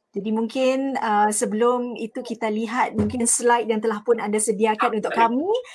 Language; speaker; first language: Malay; native; Malay